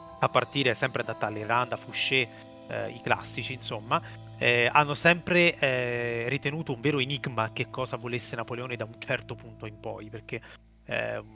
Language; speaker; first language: Italian; native; Italian